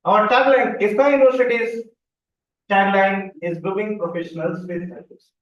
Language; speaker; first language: English; non-native, local second language; Hindi